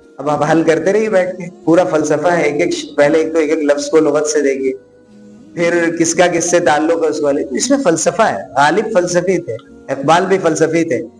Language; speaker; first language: Urdu; native; Urdu